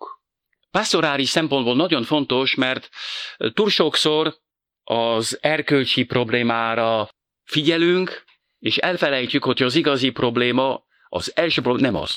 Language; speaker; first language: Hungarian; non-native, fluent; French